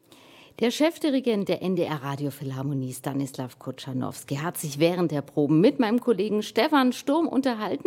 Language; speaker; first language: German; native; German